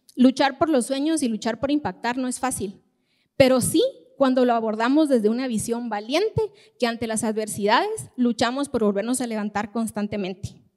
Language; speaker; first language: Spanish; native; Spanish